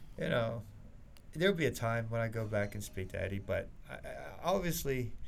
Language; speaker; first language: English; early bilingual, other home language; Chinese